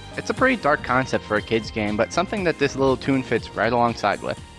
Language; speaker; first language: English; native; English